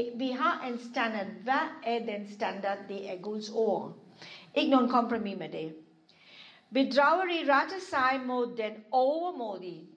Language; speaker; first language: Danish; non-native, fluent; English